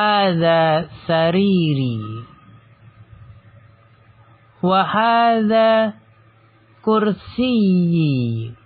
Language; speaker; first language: Arabic; non-native, fluent; Indonesian